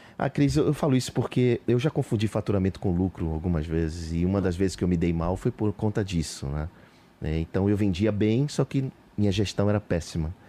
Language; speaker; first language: Portuguese; native; Portuguese